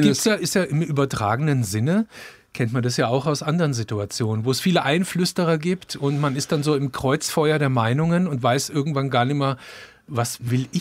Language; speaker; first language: German; native; German